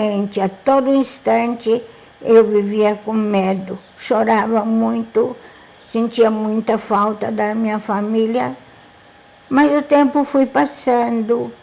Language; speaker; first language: Portuguese; non-native, fluent; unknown